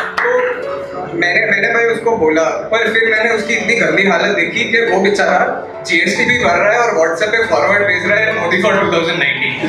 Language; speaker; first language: Hindi; native; Hindi